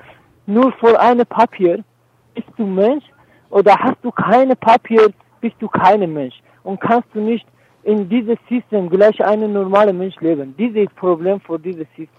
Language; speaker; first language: German; non-native, learner; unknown